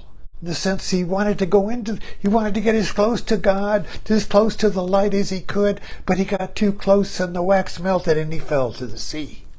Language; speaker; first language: English; native; English